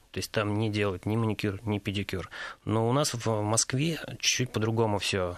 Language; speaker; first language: Russian; native; Russian